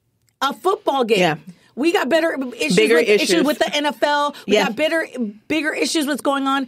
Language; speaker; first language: English; native; English